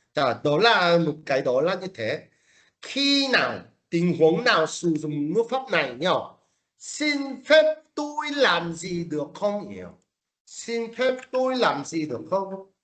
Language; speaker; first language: Vietnamese; non-native, fluent; Korean